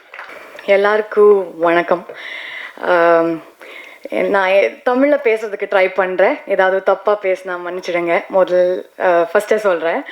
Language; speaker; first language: Tamil; non-native, learner; Kannada